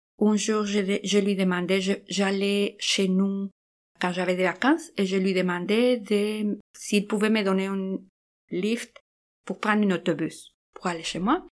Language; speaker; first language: French; non-native, fluent; Spanish